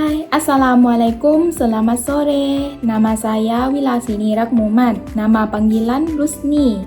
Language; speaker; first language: Indonesian; non-native, learner; Thai